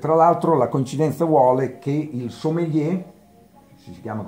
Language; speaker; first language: Italian; native; Italian